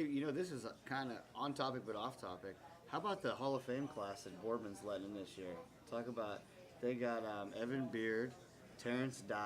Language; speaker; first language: English; native; English